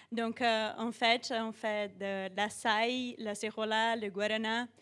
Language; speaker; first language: French; non-native, fluent; Portuguese